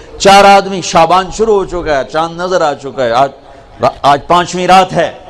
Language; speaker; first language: Urdu; non-native, local second language; Punjabi